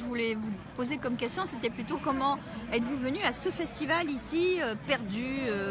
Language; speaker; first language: French; native; French